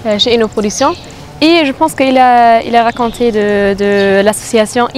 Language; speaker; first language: French; non-native, fluent; German